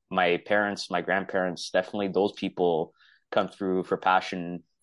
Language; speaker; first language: English; native; English